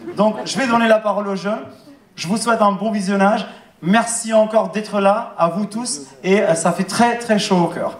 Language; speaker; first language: French; non-native, fluent; Albanian